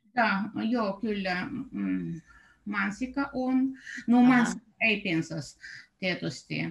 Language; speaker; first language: Finnish; non-native, learner; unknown